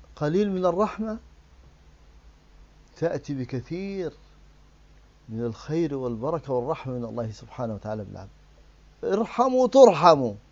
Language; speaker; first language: Arabic; native; Arabic